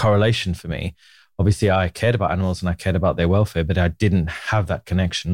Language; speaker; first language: English; native; English